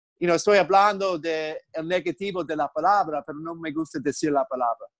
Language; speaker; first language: Spanish; non-native, learner; English